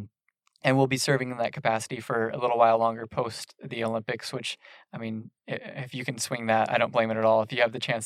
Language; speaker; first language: English; native; English